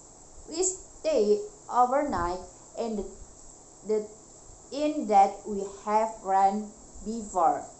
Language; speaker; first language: English; non-native, learner; Indonesian